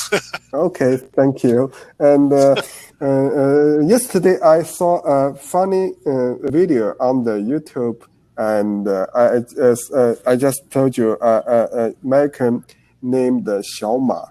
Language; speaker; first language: English; non-native, learner; Chinese